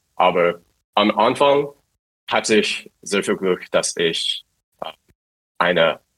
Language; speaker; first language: German; non-native, fluent; English